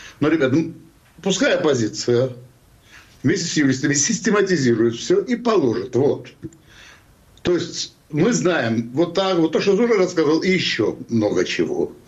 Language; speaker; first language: Russian; non-native, local second language; Georgian